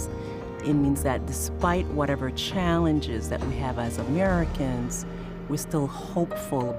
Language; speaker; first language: English; early bilingual, other home language; Haitian Creole